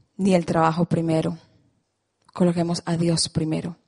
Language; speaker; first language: Spanish; native; Spanish